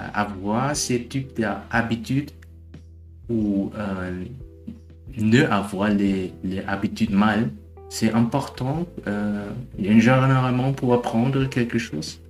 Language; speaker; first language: French; non-native, learner; German